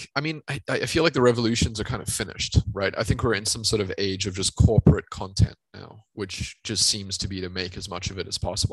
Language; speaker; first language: English; native; English